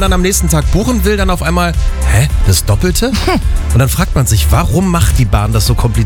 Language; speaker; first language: German; native; German